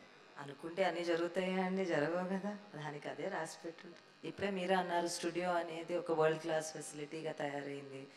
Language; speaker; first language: Telugu; native; Telugu